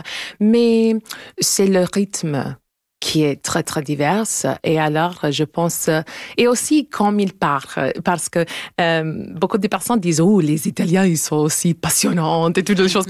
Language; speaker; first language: French; non-native, local second language; English